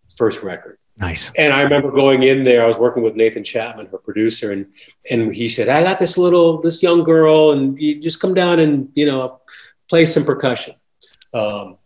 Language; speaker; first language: English; native; English